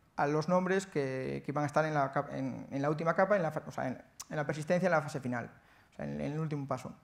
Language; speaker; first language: Spanish; native; Spanish